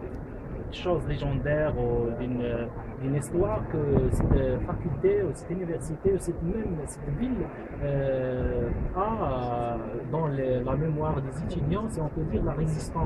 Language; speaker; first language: French; non-native, local second language; Arabic